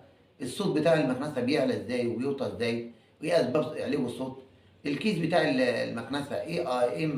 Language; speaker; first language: Arabic; native; Arabic